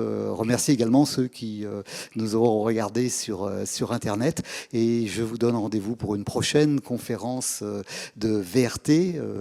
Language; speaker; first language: French; native; French